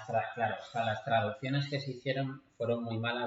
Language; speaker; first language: Spanish; native; Spanish